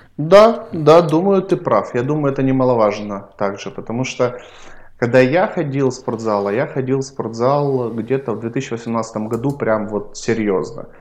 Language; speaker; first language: Russian; native; Russian